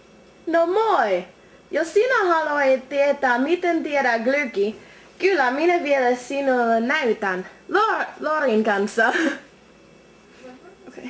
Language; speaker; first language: Finnish; non-native, learner; English